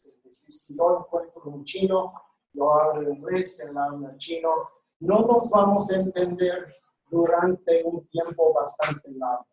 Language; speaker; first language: Spanish; non-native, fluent; English